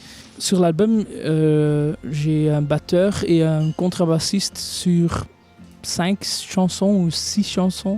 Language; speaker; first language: French; non-native, local second language; Dutch